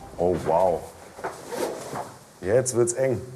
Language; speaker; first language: German; native; German